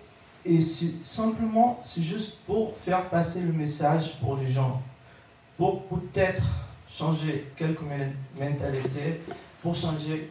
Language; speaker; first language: French; non-native, learner; Arabic